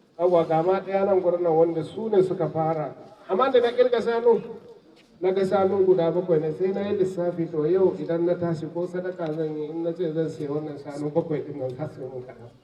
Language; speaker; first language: Hausa; non-native, local second language; Fula